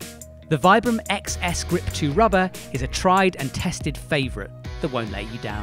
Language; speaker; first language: English; native; English